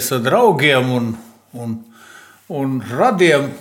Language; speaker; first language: Latvian; native; Latvian